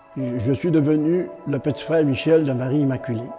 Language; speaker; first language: French; native; French